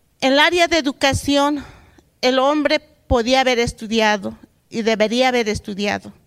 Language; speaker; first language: Spanish; non-native, local second language; Aymara